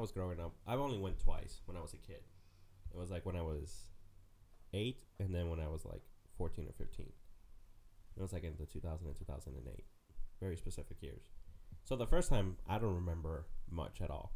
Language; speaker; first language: English; non-native, fluent; Spanish